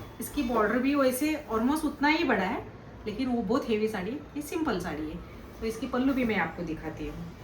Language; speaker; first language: Hindi; non-native, local second language; Kannada